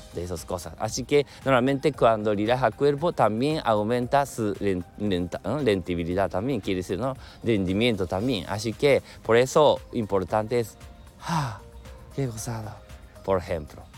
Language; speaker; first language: Spanish; non-native, learner; Japanese